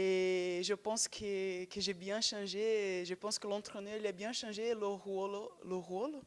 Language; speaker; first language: French; non-native, fluent; Portuguese